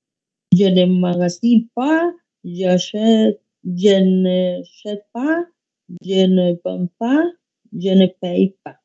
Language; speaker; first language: French; non-native, learner; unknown